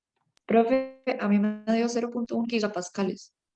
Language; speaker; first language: Spanish; native; Spanish